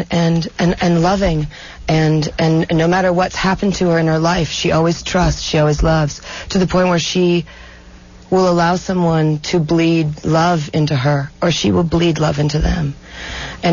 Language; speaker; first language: English; native; English